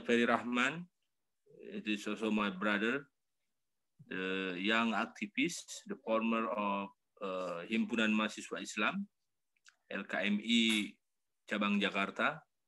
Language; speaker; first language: English; non-native, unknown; Indonesian